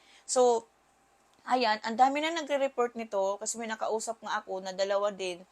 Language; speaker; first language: Filipino; native; Filipino